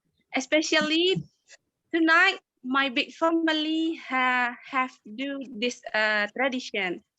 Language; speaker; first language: English; non-native, learner; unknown